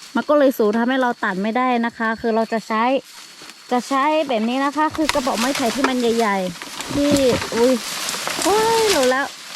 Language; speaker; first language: Thai; non-native, local second language; Lahu